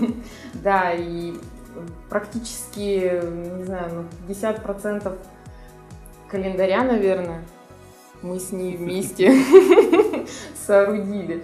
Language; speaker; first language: Russian; native; Russian